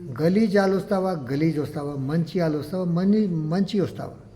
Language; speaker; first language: Telugu; non-native, learner; Hindi